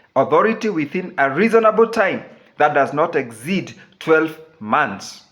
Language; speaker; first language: English; non-native, local second language; Swahili